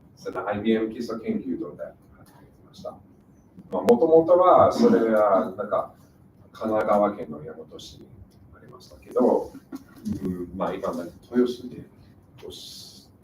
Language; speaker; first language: Japanese; non-native, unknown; English